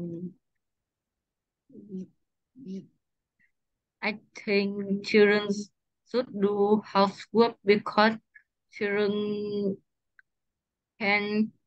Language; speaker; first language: English; non-native, learner; Vietnamese